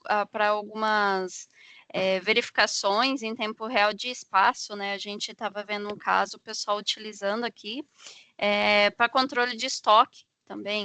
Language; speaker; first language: Portuguese; native; Portuguese